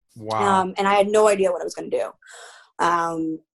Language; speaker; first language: English; early bilingual, other home language; Spanish